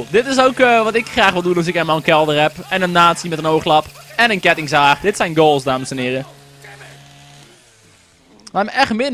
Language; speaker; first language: Dutch; native; Dutch